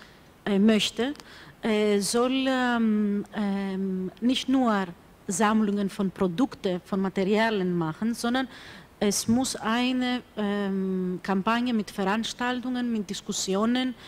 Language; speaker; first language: German; non-native, fluent; Greek